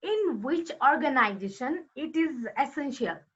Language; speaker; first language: English; non-native, local second language; Nepali